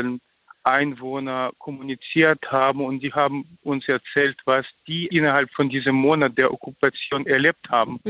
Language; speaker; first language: German; non-native, fluent; Ukrainian